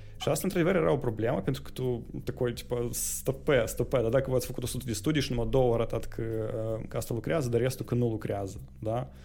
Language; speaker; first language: Romanian; non-native, local second language; Russian